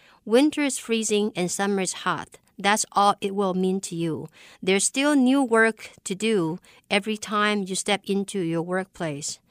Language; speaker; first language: English; non-native, fluent; Chinese